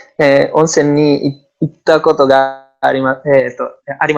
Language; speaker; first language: Japanese; non-native, learner; Italian